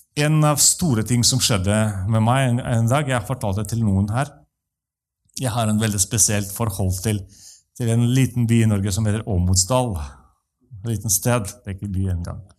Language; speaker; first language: Norwegian; non-native, fluent; Russian